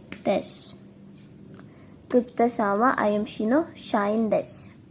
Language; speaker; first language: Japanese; non-native, fluent; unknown